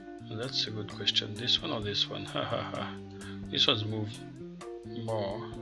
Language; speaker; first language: English; non-native, fluent; French